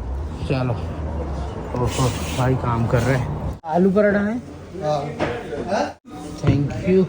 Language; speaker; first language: Hindi; native; Hindi